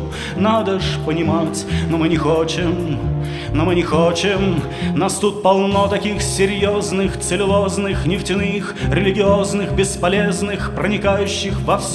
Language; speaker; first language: Russian; native; Russian